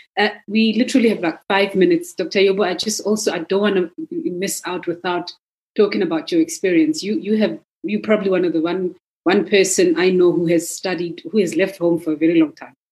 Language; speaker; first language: English; non-native, local second language; Zulu